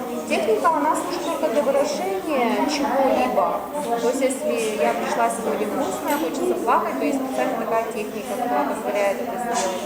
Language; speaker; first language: Russian; native; Russian